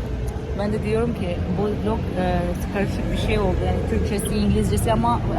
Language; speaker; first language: Turkish; non-native, fluent; Albanian